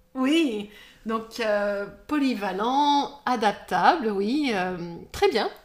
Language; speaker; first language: French; non-native, fluent; English